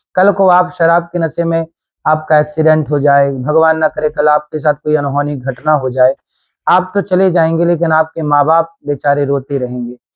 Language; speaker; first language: Hindi; native; Hindi